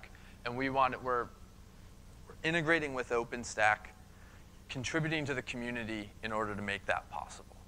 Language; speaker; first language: English; native; English